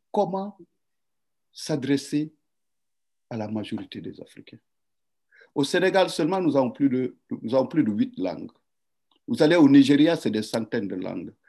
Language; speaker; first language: French; non-native, local second language; Wolof